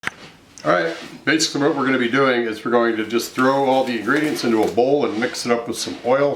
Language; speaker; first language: English; native; English